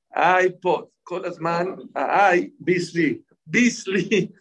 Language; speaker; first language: Hebrew; non-native, fluent; Spanish